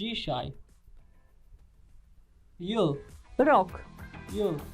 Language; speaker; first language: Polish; non-native, learner; Turkish